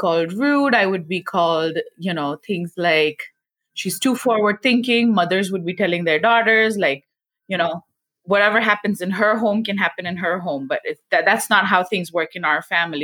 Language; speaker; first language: English; non-native, local second language; Gujarati